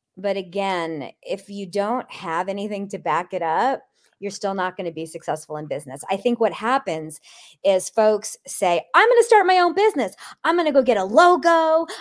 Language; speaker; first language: English; native; English